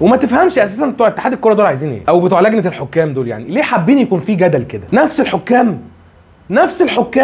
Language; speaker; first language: Arabic; native; Arabic